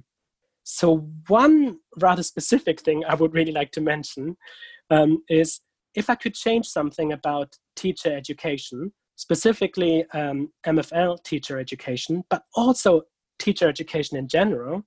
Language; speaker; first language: English; non-native, fluent; German